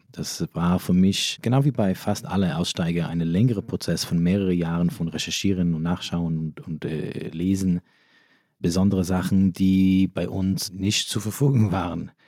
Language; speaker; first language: German; non-native, fluent; Yiddish